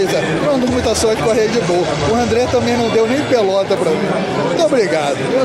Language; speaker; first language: Portuguese; native; Portuguese